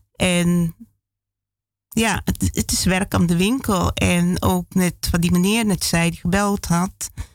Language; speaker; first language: Dutch; native; Dutch